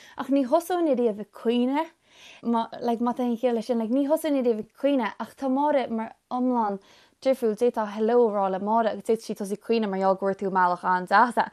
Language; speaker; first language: Irish; native; Irish